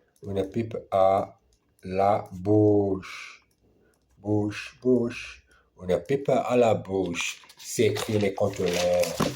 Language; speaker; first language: French; non-native, learner; Portuguese